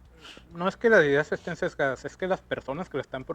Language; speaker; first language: Spanish; native; Spanish